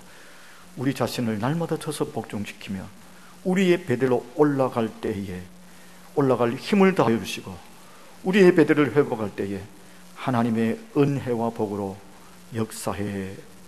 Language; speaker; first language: Korean; native; Korean